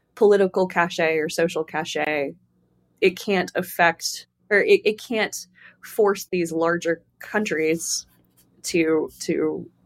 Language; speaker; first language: English; native; English